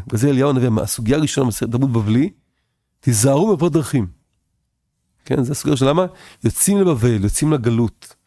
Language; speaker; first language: Hebrew; native; Hebrew